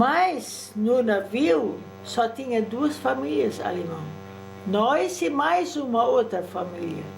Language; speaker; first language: Portuguese; early bilingual, other home language; German